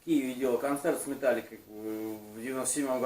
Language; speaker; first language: Russian; native; Russian